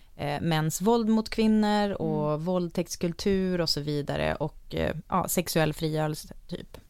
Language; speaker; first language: Swedish; native; Swedish